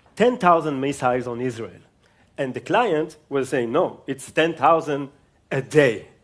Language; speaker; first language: English; non-native, fluent; Hebrew